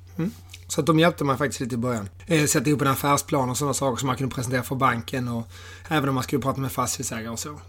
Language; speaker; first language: Swedish; native; Swedish